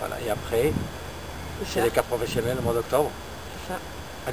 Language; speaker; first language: French; native; French